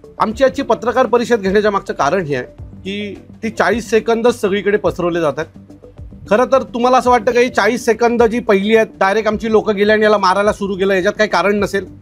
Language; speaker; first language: Marathi; native; Marathi